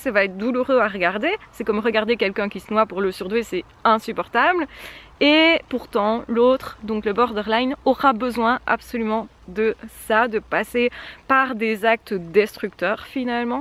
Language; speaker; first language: French; native; French